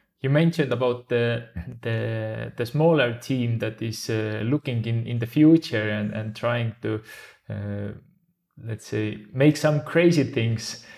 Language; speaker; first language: English; non-native, fluent; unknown